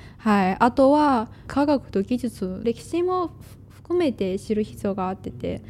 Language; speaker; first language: Japanese; non-native, fluent; Chinese